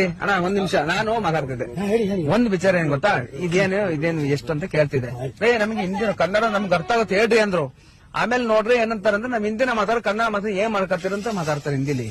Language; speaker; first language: Kannada; native; Kannada